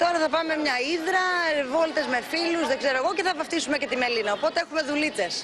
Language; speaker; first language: Greek; native; Greek